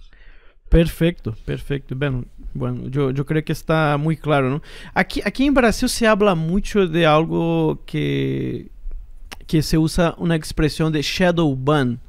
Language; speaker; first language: Spanish; non-native, fluent; Portuguese